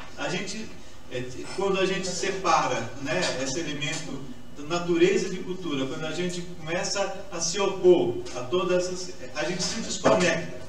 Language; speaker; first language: Portuguese; native; Portuguese